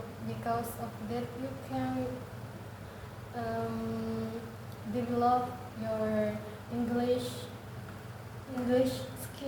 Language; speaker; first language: English; non-native, learner; Indonesian